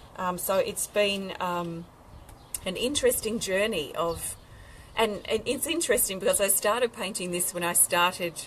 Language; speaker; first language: English; native; English